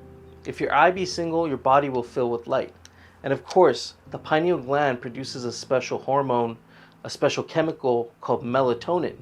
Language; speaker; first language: English; native; English